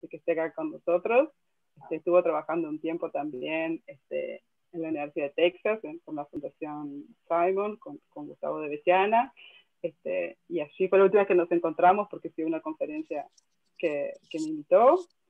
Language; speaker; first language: Spanish; native; Spanish